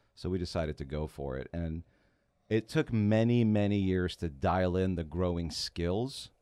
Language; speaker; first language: English; native; English